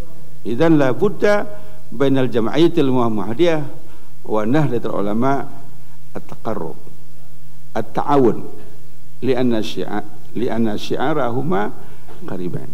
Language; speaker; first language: Arabic; non-native, fluent; Indonesian